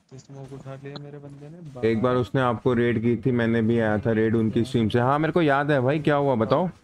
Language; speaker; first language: Hindi; native; Hindi